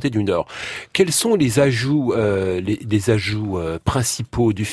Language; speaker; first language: French; native; French